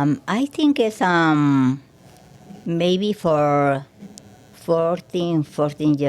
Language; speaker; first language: English; non-native, learner; Spanish